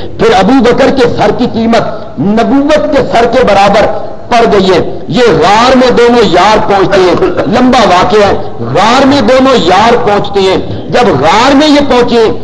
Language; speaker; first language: Urdu; non-native, local second language; Punjabi